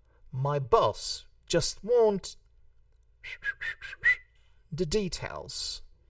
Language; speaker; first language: English; non-native, fluent; Hungarian